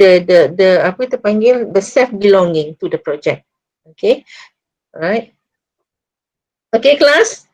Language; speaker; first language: English; non-native, local second language; Malay